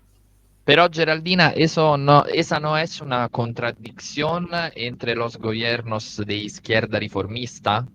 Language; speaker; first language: Spanish; non-native, fluent; Italian